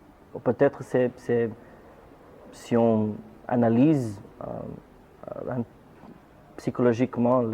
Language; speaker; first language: French; non-native, fluent; Portuguese